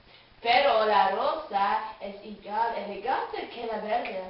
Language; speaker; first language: Spanish; non-native, learner; Dutch